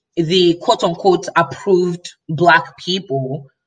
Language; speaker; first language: English; non-native, local second language; Yoruba